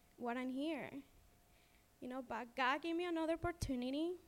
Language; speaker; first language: English; non-native, fluent; Spanish